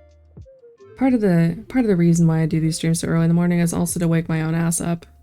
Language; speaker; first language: English; native; English